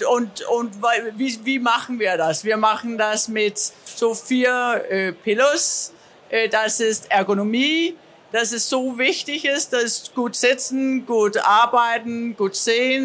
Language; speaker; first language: German; non-native, learner; Danish